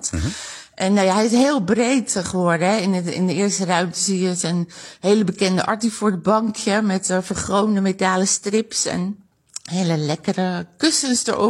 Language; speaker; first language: Dutch; native; Dutch